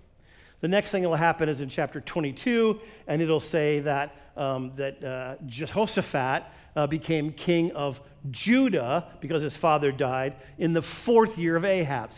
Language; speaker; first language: English; native; English